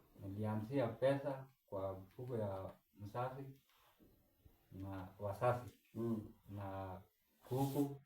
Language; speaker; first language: Swahili; non-native, local second language; Kalenjin